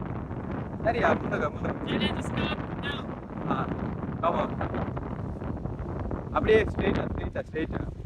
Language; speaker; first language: Tamil; native; Tamil